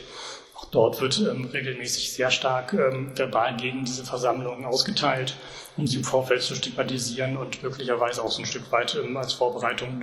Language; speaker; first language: German; native; German